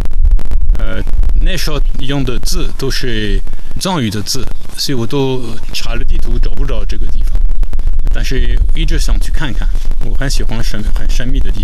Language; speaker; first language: Chinese; non-native, fluent; French